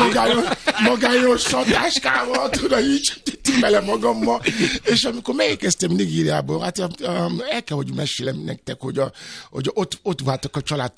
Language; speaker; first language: Hungarian; non-native, fluent; Yoruba